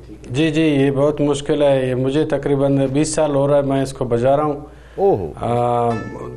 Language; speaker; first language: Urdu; non-native, local second language; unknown